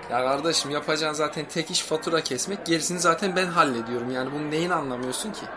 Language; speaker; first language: Turkish; native; Turkish